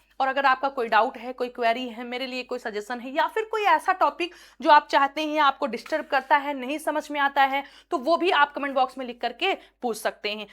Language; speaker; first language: Hindi; native; Hindi